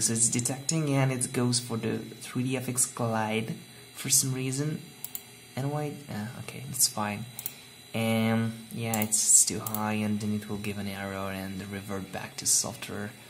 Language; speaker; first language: English; non-native, fluent; Hungarian